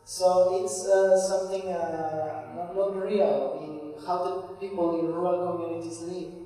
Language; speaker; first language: English; non-native, fluent; Spanish